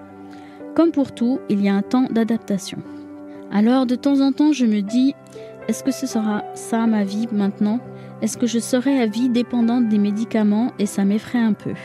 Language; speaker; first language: French; native; French